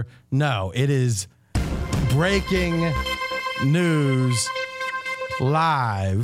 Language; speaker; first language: English; native; English